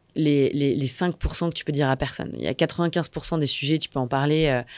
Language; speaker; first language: French; native; French